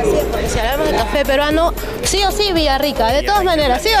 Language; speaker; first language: Spanish; native; Spanish